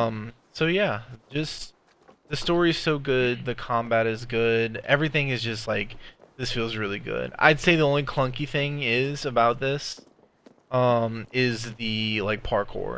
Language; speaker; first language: English; native; English